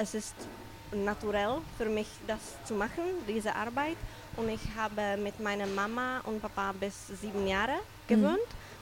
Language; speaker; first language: German; non-native, learner; Czech